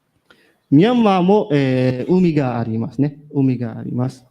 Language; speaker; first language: Japanese; non-native, learner; Burmese